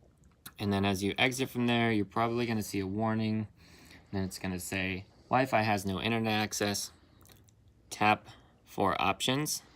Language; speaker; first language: English; native; English